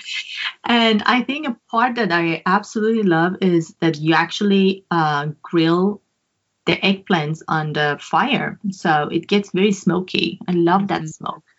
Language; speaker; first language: English; non-native, fluent; Persian